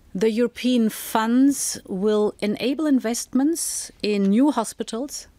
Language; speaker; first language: English; non-native, fluent; German